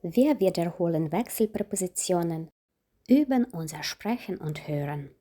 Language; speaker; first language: German; non-native, fluent; Ukrainian